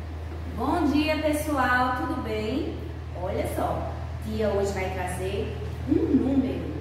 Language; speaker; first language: Portuguese; native; Portuguese